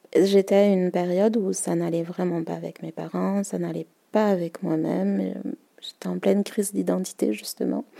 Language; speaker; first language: French; early bilingual, other home language; Malagasy